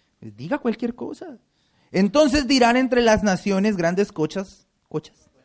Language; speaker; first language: Spanish; native; Spanish